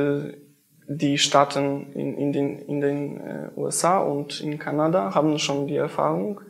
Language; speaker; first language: German; non-native, fluent; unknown